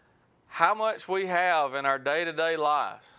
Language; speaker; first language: English; native; English